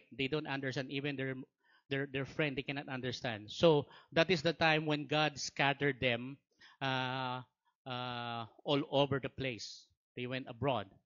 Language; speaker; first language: English; non-native, local second language; Filipino